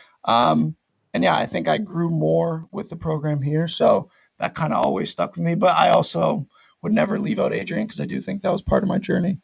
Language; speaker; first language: English; native; English